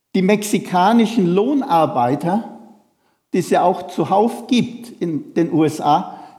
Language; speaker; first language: German; native; German